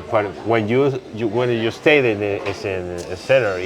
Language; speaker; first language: English; non-native, local second language; Spanish